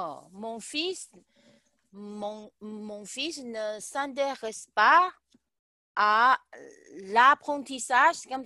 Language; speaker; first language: French; non-native, learner; Chinese